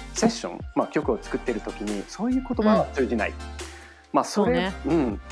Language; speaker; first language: Japanese; non-native, fluent; English